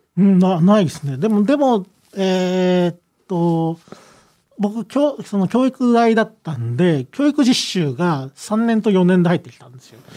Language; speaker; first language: Japanese; native; Japanese